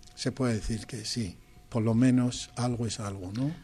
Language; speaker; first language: Spanish; non-native, fluent; Persian